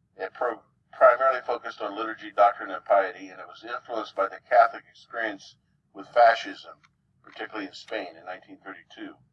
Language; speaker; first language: English; native; English